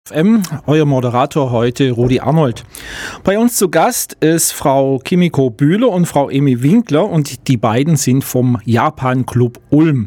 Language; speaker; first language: German; native; German